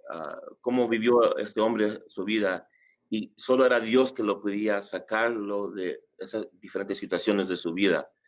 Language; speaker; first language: Spanish; early bilingual, heritage; English